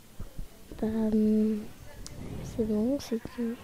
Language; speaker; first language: French; early bilingual, other home language; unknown